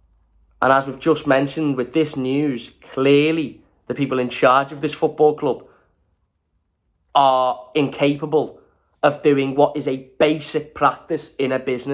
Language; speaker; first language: English; native; English